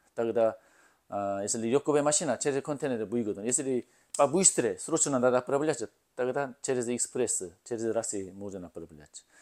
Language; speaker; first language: Russian; non-native, learner; Korean